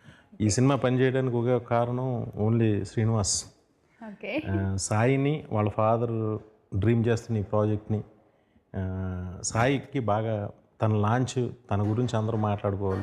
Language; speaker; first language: Telugu; native; Telugu